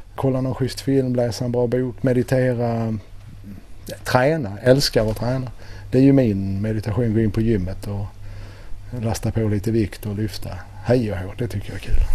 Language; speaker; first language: Swedish; native; Swedish